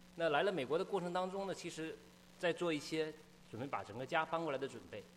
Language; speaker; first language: Chinese; native; Chinese